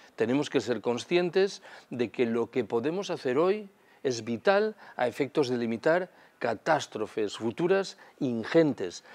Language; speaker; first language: Spanish; native; Spanish